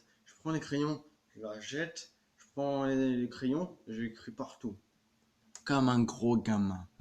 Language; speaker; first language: French; native; French